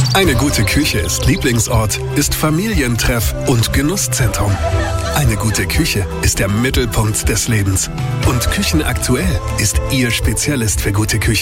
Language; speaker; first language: German; native; German